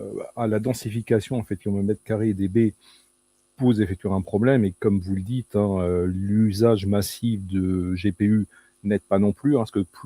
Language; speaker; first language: French; native; French